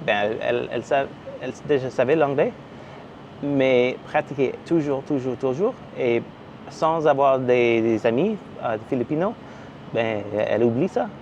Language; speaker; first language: French; non-native, local second language; English